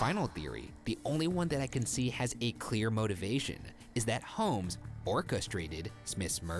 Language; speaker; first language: English; native; English